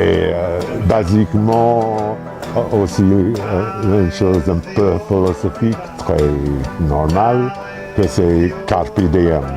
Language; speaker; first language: French; non-native, fluent; English